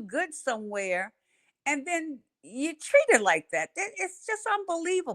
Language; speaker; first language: English; native; English